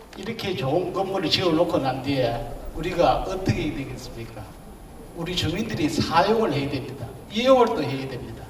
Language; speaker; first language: Korean; native; Korean